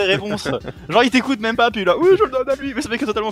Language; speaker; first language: French; native; French